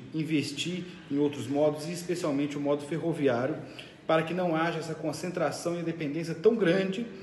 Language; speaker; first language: Portuguese; native; Portuguese